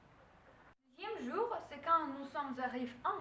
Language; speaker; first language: French; non-native, learner; Russian